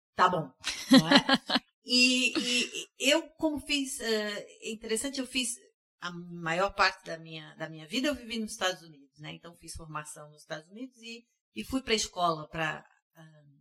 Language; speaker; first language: Portuguese; early bilingual, heritage; English